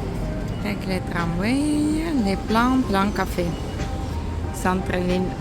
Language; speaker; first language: French; non-native, fluent; Russian